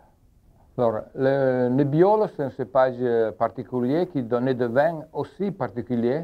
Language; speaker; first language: French; non-native, learner; Italian